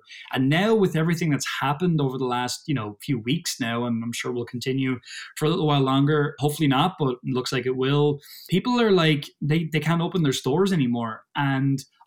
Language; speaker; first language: English; native; English